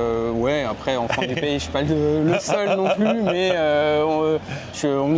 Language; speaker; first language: French; native; French